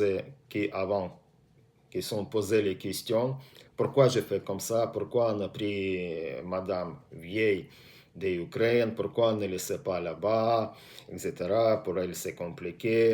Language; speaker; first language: French; non-native, learner; Russian